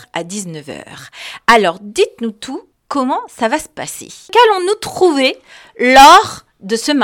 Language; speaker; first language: French; native; French